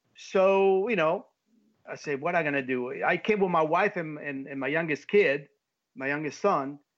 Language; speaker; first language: English; early bilingual, heritage; Spanish